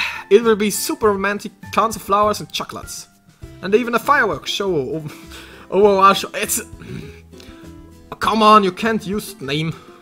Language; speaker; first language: English; non-native, learner; German